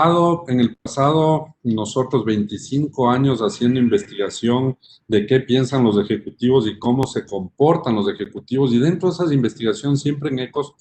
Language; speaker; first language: Spanish; native; Spanish